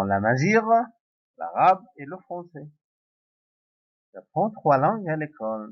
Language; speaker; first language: French; non-native, local second language; Arabic